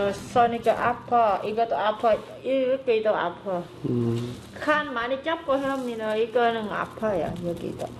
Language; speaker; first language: Korean; non-native, learner; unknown